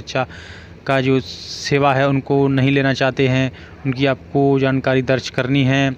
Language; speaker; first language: Hindi; native; Hindi